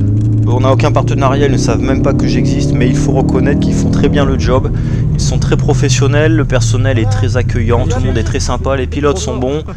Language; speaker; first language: French; native; French